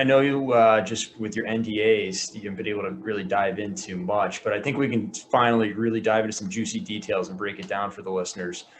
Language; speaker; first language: English; native; English